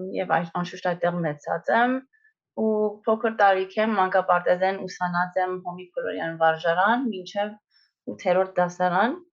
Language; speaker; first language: Armenian; early bilingual, heritage; Armenian